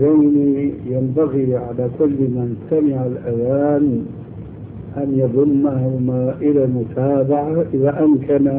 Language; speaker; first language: Arabic; early bilingual, other home language; Albanian